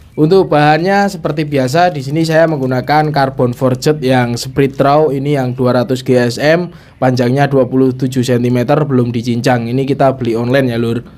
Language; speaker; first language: Indonesian; native; Indonesian